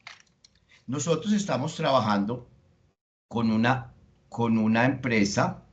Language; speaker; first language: Spanish; native; Spanish